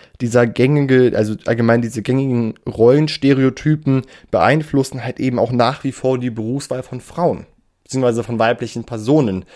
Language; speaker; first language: German; native; German